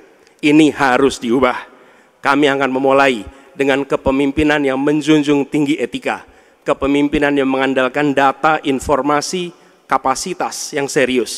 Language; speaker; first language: Indonesian; native; Indonesian